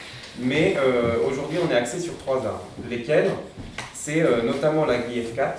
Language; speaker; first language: French; native; French